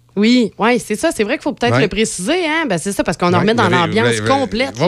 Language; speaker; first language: French; native; French